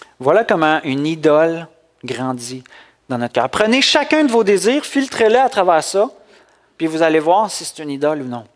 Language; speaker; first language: French; native; French